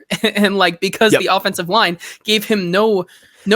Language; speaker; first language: English; native; English